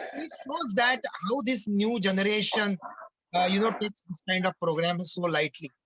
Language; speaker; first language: English; non-native, local second language; Marathi